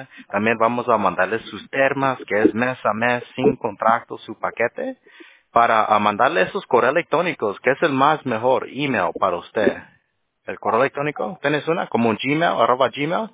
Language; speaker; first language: Spanish; early bilingual, heritage; Spanish